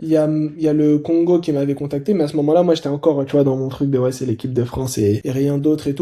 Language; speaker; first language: French; native; French